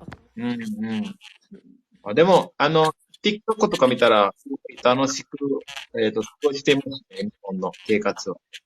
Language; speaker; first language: Japanese; non-native, fluent; Indonesian